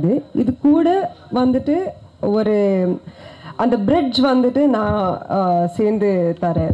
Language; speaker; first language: Tamil; non-native, learner; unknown